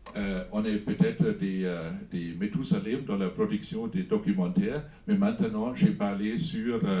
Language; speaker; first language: French; non-native, fluent; German